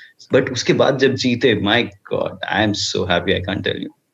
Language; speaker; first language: English; non-native, local second language; Hindi